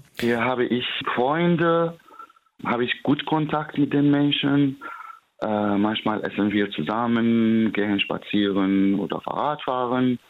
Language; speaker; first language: German; non-native, fluent; Arabic